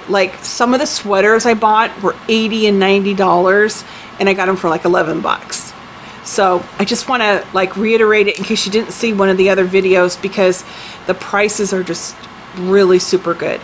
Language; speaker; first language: English; native; English